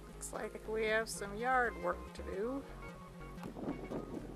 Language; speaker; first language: English; native; English